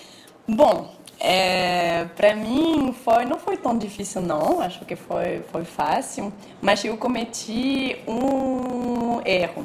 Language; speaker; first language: Portuguese; non-native, fluent; French